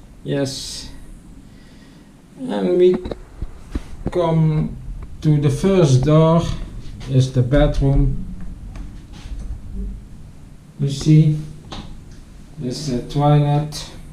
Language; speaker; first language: English; non-native, learner; Dutch